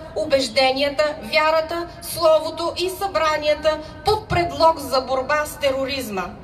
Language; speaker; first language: Bulgarian; native; Bulgarian